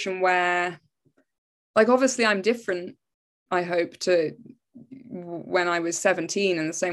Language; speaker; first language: English; native; English